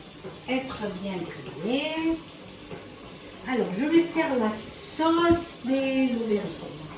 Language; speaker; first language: French; non-native, fluent; Arabic